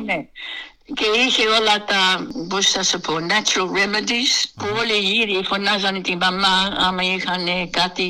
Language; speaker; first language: Greek; early bilingual, heritage; Greek